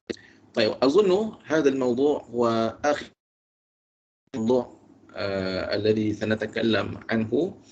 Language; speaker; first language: Arabic; non-native, fluent; Malay